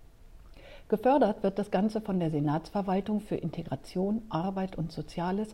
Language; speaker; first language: German; native; German